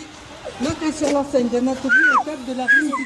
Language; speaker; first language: French; native; French